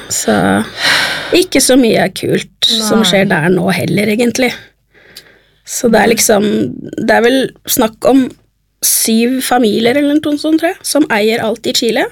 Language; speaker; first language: Norwegian; early bilingual, other home language; Spanish